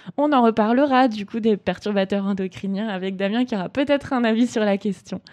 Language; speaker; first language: French; native; French